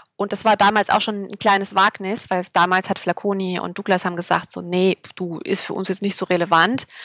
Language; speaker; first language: German; native; German